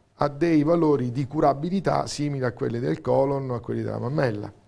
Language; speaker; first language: Italian; native; Italian